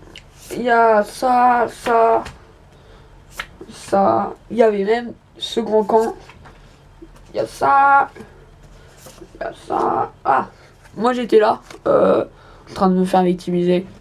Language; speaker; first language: French; native; French